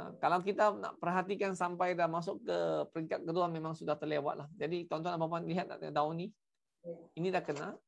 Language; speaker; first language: Malay; non-native, local second language; Chinese